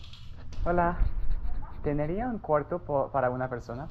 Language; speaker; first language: Spanish; non-native, learner; French